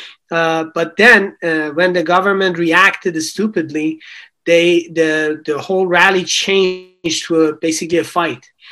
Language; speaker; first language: English; non-native, fluent; Persian